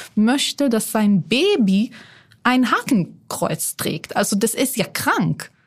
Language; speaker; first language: German; non-native, fluent; Hebrew